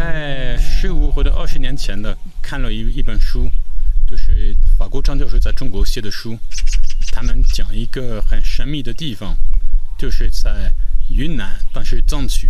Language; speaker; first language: Chinese; non-native, fluent; French